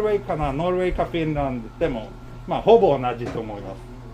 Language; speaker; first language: Japanese; non-native, fluent; Swedish